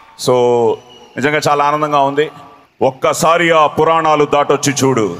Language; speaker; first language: Telugu; native; Telugu